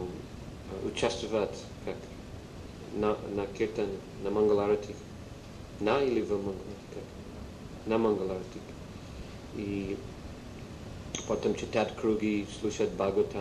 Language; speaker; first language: Russian; non-native, learner; English